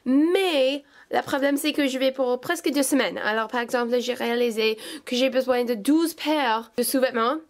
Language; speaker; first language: French; non-native, fluent; English